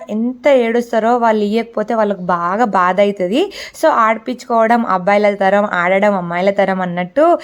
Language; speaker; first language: Telugu; non-native, local second language; Lambadi